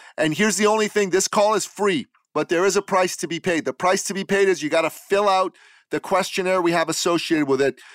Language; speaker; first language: English; native; English